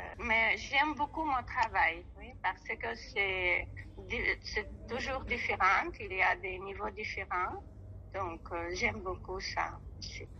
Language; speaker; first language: French; non-native, fluent; Russian